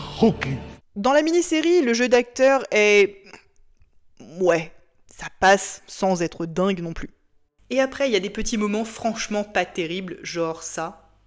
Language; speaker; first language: French; native; French